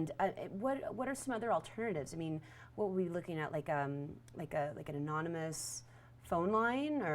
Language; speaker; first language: English; native; English